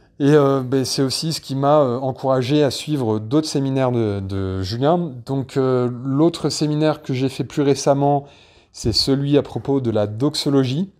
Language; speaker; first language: French; native; French